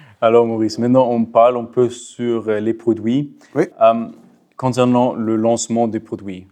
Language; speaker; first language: French; non-native, local second language; Swiss German